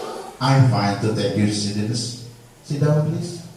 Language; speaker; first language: English; non-native, learner; Indonesian